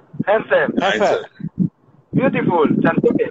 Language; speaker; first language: English; non-native, learner; Spanish